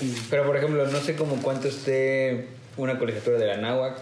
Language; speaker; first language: Spanish; native; Spanish